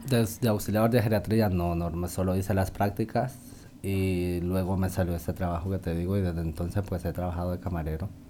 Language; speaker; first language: Spanish; native; Spanish